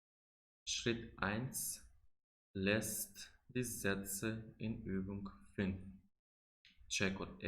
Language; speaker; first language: German; non-native, fluent; Macedonian